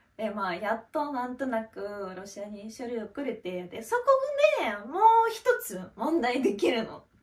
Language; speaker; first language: Japanese; non-native, fluent; Russian